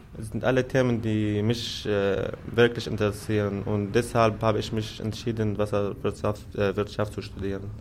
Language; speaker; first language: German; non-native, fluent; Arabic